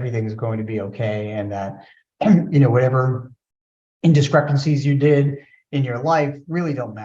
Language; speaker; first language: English; native; English